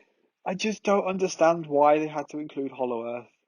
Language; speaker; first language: English; native; English